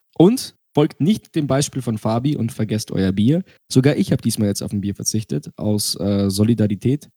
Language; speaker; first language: German; early bilingual, other home language; Russian